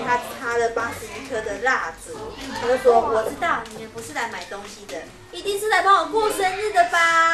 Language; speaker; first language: Chinese; native; Chinese